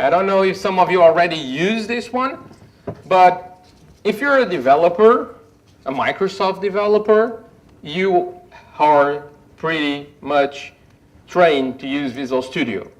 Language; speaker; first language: English; non-native, fluent; Portuguese